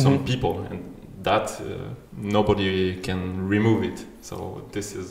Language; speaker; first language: English; non-native, fluent; French